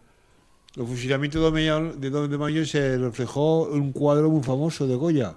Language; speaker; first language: Spanish; native; Spanish